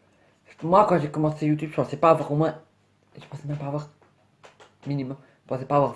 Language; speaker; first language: French; native; French